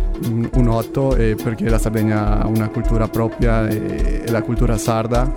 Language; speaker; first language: Italian; non-native, learner; Spanish